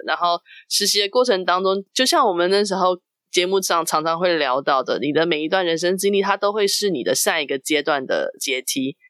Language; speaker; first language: Chinese; native; Chinese